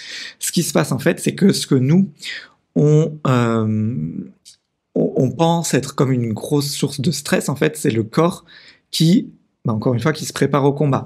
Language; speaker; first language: French; native; French